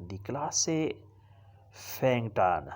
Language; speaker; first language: German; non-native, learner; Urdu